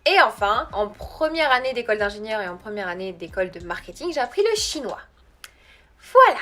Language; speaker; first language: French; early bilingual, other home language; Arabic